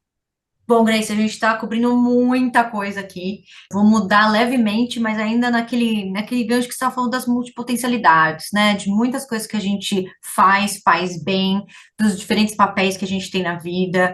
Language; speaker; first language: Portuguese; native; Portuguese